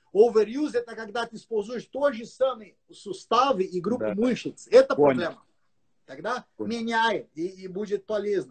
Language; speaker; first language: Russian; non-native, learner; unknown